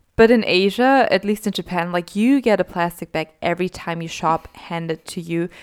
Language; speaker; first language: English; non-native, fluent; German